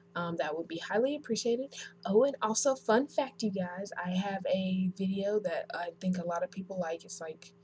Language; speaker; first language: English; native; English